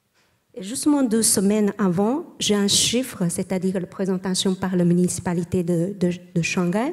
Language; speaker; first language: French; non-native, learner; Chinese